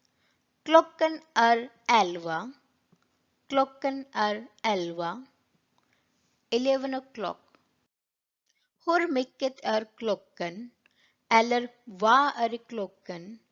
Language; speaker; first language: Swedish; non-native, learner; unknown